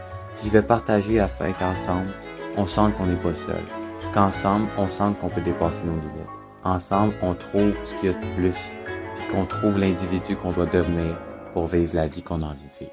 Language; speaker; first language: French; native; French